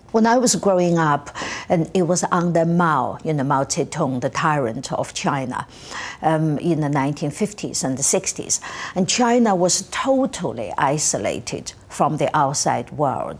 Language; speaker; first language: English; non-native, fluent; Chinese